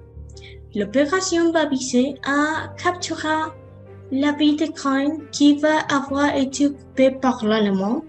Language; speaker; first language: French; non-native, learner; Spanish